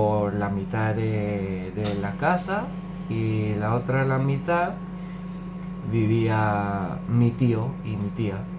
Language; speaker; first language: Spanish; non-native, fluent; Romanian